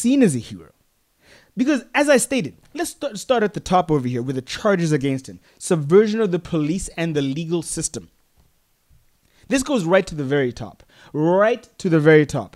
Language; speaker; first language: English; non-native, local second language; Tswana